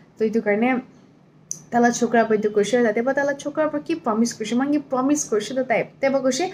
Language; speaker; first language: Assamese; non-native, local second language; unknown